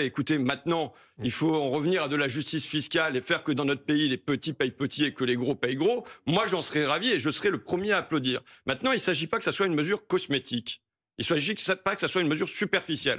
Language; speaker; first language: French; native; French